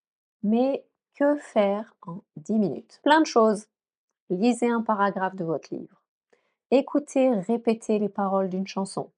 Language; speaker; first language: French; native; French